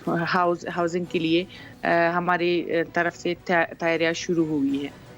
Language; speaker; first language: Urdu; non-native, fluent; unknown